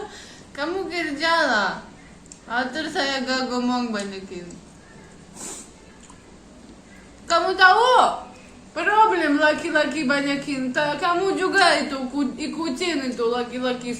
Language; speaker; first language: Indonesian; non-native, learner; Russian